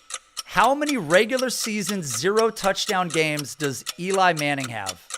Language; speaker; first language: English; native; English